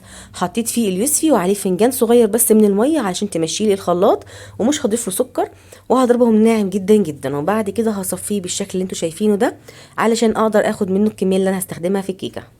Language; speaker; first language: Arabic; native; Arabic